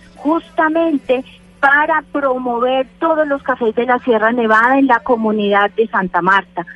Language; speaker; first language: Spanish; native; Spanish